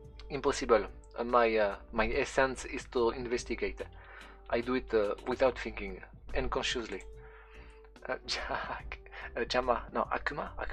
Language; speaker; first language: English; non-native, fluent; French